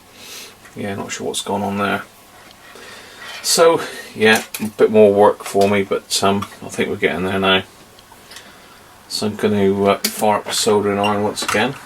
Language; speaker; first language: English; native; English